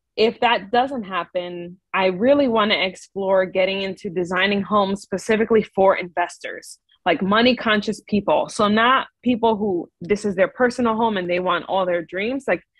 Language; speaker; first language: English; native; English